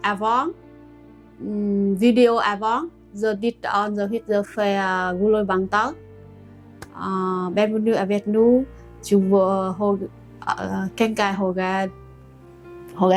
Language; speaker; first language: French; non-native, learner; Vietnamese